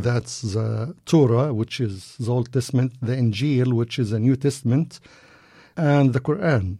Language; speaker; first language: English; non-native, fluent; Arabic